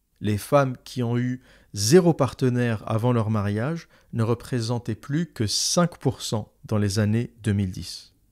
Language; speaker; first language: French; native; French